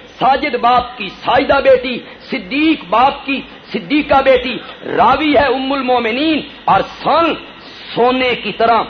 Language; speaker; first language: Urdu; non-native, local second language; Punjabi